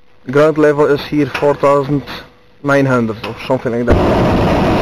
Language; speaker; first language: English; non-native, fluent; Dutch